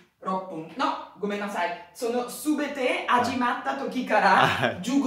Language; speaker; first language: Japanese; non-native, learner; Italian